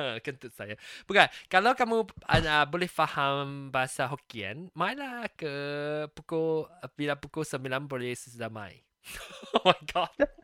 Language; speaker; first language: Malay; non-native, local second language; Chinese